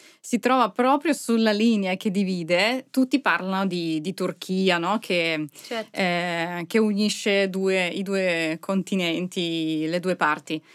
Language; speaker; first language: Italian; non-native, fluent; Russian